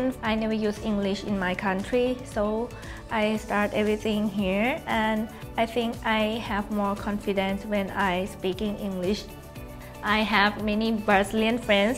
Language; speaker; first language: English; non-native, learner; Thai